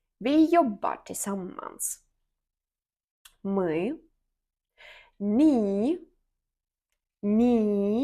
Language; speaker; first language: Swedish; non-native, fluent; Ukrainian